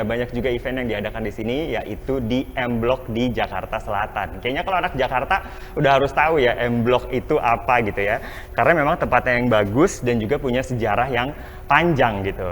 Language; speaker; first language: Indonesian; native; Indonesian